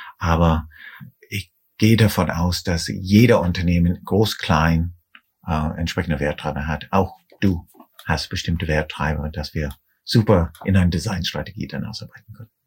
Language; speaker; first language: German; non-native, fluent; English